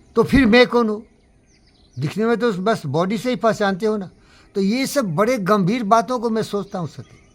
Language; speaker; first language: Hindi; non-native, local second language; Bangla